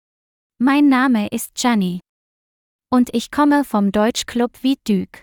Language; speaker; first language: German; non-native, learner; Vietnamese